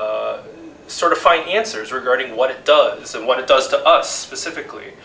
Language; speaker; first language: English; native; English